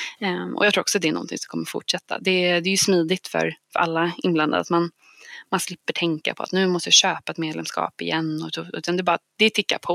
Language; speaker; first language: Swedish; native; Swedish